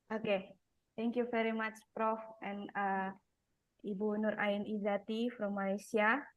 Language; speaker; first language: English; non-native, learner; Indonesian